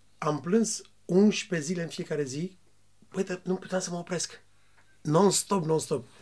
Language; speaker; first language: Romanian; native; Romanian